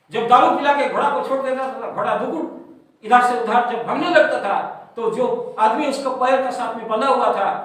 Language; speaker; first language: Hindi; non-native, local second language; Bangla